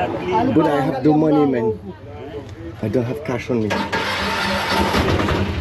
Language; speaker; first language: English; non-native, learner; French